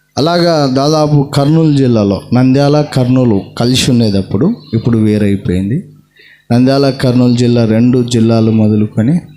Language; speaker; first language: Telugu; non-native, local second language; Lambadi